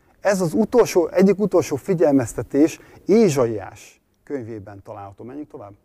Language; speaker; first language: Hungarian; native; Hungarian